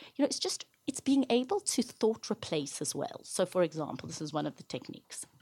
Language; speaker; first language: English; native; English